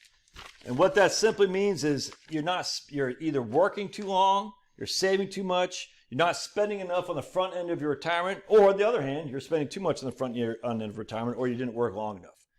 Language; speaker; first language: English; native; English